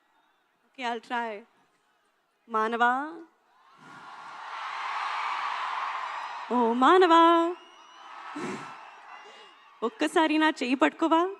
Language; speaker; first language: Telugu; non-native, learner; Hindi